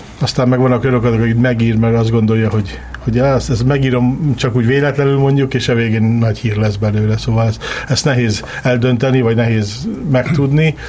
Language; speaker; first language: Hungarian; early bilingual, heritage; Hungarian